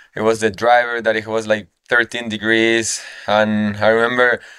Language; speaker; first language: English; non-native, fluent; Spanish